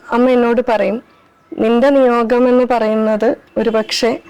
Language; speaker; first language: Malayalam; native; Malayalam